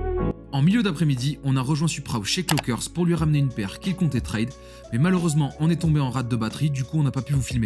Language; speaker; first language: French; native; French